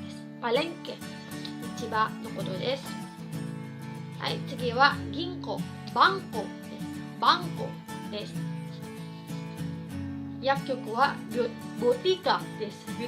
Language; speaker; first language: Japanese; non-native, fluent; Cebuano